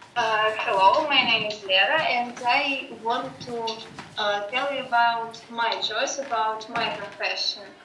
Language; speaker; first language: English; non-native, learner; Russian